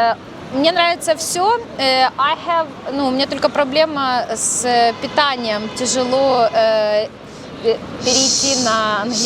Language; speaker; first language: Russian; non-native, local second language; Ukrainian